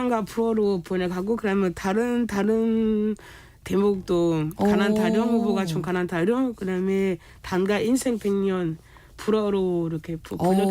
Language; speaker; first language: Korean; non-native, fluent; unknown